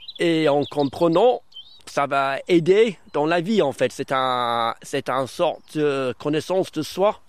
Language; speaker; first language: French; early bilingual, other home language; English